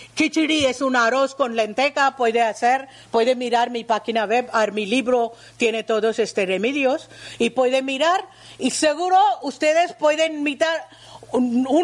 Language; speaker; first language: Spanish; non-native, learner; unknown